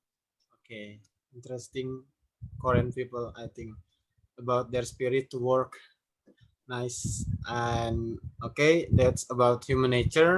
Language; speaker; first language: English; non-native, learner; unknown